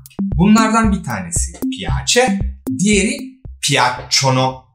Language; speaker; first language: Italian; non-native, fluent; Turkish